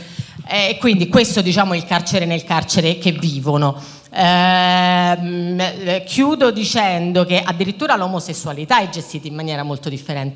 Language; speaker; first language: Italian; native; Italian